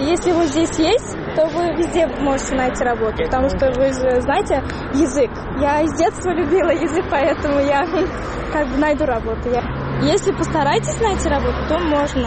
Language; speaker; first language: Russian; non-native, local second language; Tajik